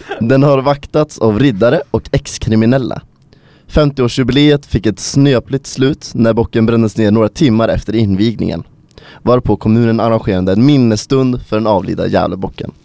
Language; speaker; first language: Swedish; native; Swedish